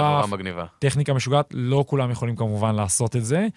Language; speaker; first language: Hebrew; native; Hebrew